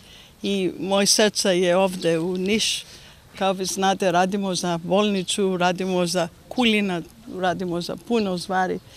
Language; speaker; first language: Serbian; non-native, learner; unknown